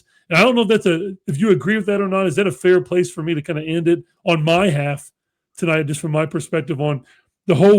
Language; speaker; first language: English; native; English